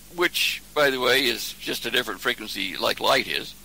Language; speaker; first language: English; native; English